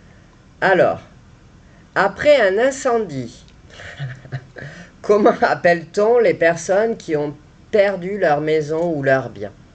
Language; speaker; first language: French; native; French